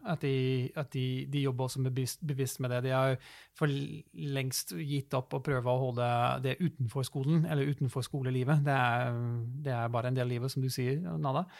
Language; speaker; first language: Norwegian; early bilingual, other home language; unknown